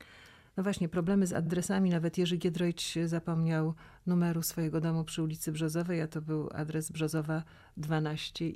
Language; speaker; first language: Polish; native; Polish